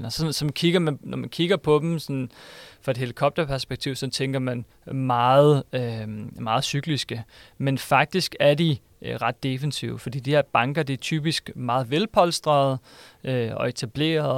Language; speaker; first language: Danish; native; Danish